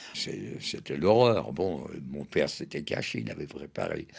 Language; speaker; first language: French; native; French